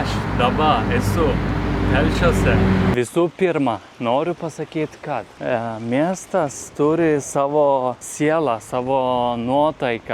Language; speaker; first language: Lithuanian; non-native, learner; Turkish